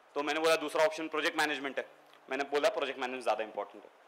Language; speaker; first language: Hindi; native; Hindi